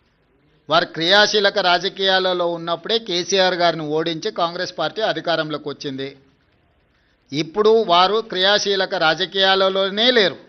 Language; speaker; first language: Telugu; native; Telugu